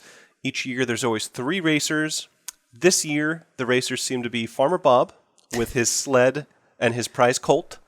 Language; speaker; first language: English; native; English